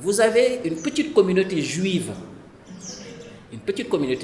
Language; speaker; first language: French; non-native, local second language; Fula